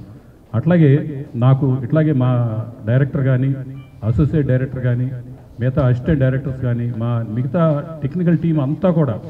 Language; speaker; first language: Telugu; native; Telugu